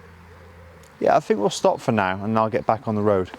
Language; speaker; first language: English; native; English